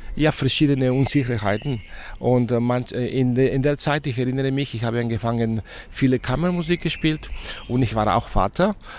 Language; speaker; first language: German; non-native, fluent; Spanish